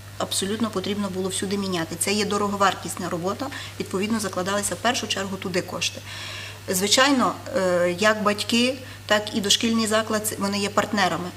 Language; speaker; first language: Ukrainian; native; Ukrainian